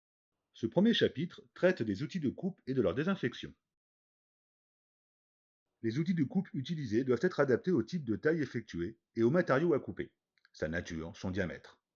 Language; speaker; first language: French; native; French